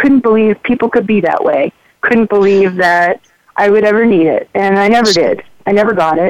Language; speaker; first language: English; native; English